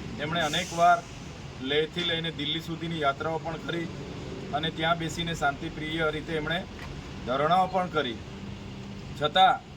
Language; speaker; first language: Gujarati; non-native, local second language; Vasavi